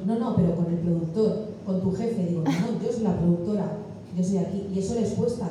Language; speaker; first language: Spanish; native; Spanish